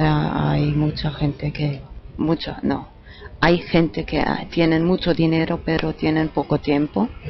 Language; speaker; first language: Spanish; non-native, learner; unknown